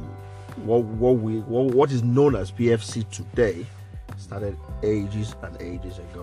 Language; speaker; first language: English; non-native, local second language; Yoruba